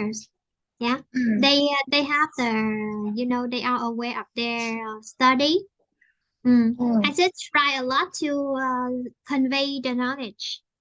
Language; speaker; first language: English; non-native, fluent; Vietnamese